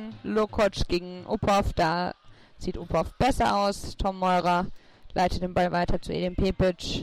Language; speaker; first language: German; native; German